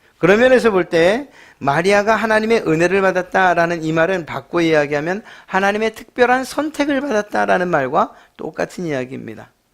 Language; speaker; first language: Korean; native; Korean